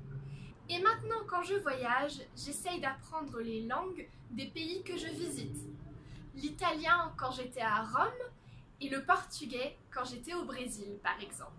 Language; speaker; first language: French; native; French